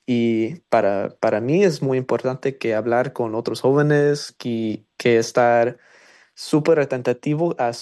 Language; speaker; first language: Spanish; non-native, learner; English